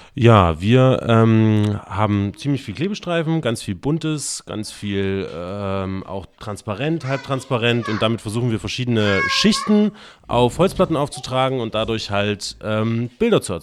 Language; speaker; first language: German; native; German